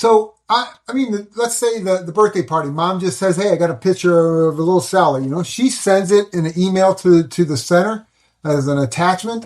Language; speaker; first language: English; native; English